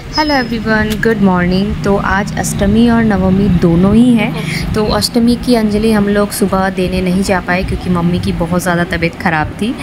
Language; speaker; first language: Hindi; non-native, local second language; Bangla